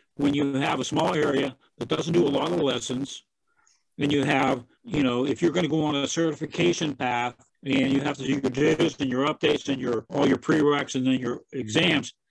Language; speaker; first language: English; native; English